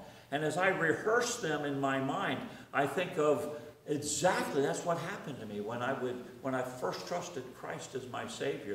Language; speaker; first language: English; native; English